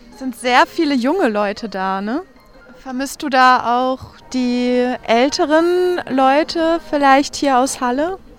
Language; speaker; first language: German; native; German